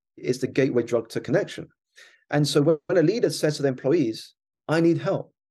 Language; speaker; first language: English; native; English